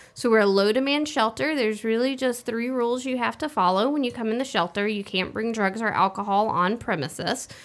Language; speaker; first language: English; native; English